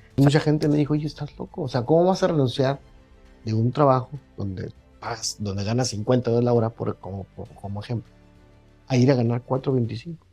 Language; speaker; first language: Spanish; native; Spanish